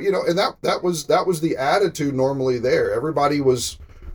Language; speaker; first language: English; native; English